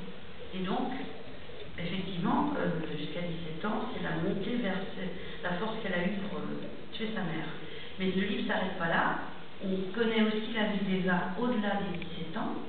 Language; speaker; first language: French; native; French